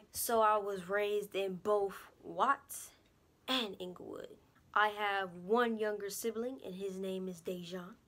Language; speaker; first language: English; native; English